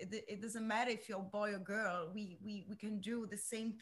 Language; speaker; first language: English; non-native, learner; Italian